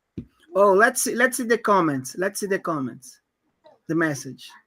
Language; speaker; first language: English; non-native, fluent; Portuguese